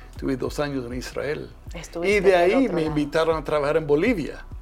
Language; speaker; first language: Spanish; non-native, fluent; English